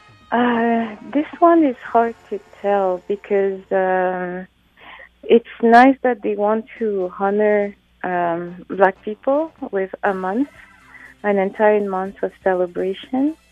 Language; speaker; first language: English; non-native, fluent; French